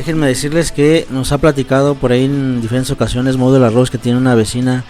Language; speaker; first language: Spanish; native; Spanish